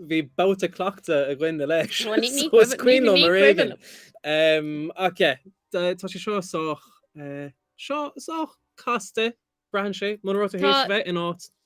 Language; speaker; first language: Irish; non-native, local second language; English